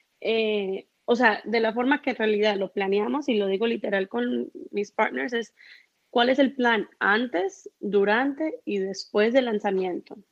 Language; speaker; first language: Spanish; early bilingual, heritage; Spanish